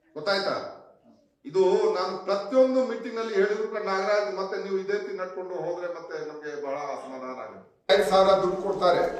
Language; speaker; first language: Kannada; non-native, fluent; Hindi